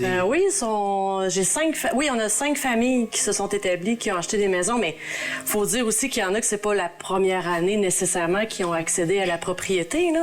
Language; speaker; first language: French; native; French